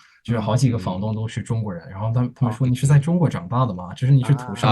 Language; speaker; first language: Chinese; non-native, fluent; English